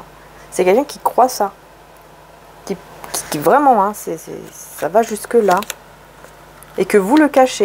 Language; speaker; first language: French; native; French